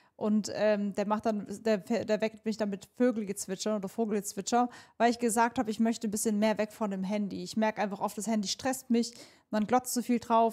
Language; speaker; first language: German; native; German